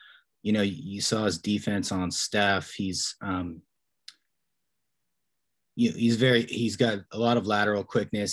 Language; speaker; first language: English; native; English